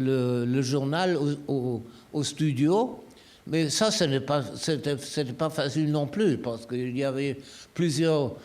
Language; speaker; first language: French; non-native, fluent; German